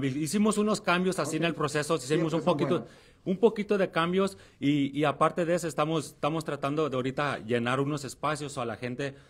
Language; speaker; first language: Spanish; early bilingual, heritage; Spanish